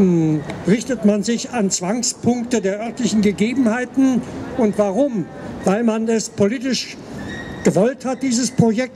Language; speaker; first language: German; native; German